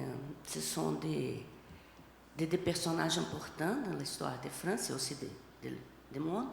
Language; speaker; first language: French; non-native, fluent; Portuguese